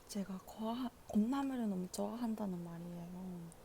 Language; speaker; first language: Korean; non-native, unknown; Japanese